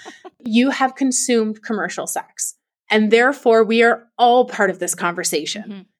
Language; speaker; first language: English; native; English